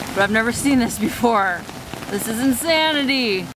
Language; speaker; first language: English; native; English